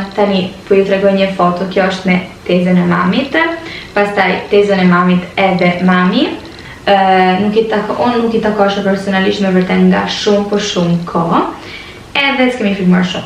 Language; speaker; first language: Albanian; early bilingual, heritage; Albanian